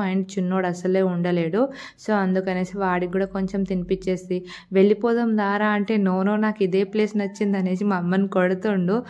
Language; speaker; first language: Telugu; non-native, local second language; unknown